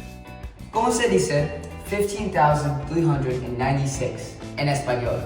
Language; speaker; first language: Spanish; non-native, learner; English